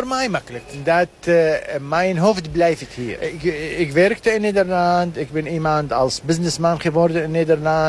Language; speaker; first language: Dutch; non-native, learner; Arabic